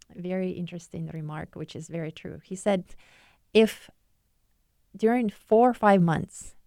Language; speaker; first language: English; non-native, fluent; Ukrainian